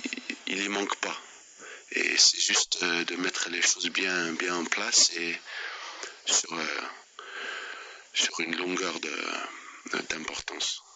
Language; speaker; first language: French; non-native, fluent; Danish